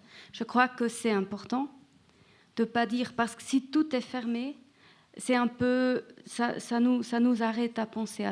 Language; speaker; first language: French; non-native, fluent; Swiss German